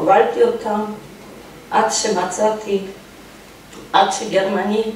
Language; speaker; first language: Hebrew; non-native, fluent; Polish